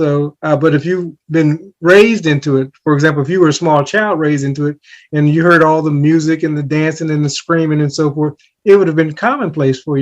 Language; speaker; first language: English; native; English